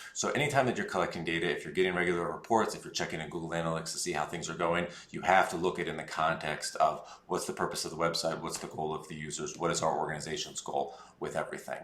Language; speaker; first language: English; native; English